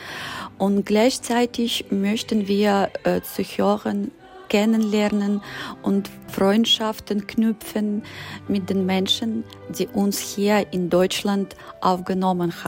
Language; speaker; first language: German; non-native, learner; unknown